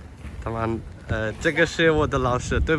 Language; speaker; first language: Chinese; non-native, learner; Central Kurdish